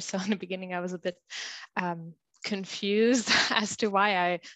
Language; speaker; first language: English; non-native, fluent; German